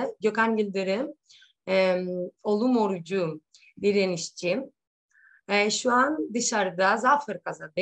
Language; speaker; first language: Turkish; non-native, learner; Greek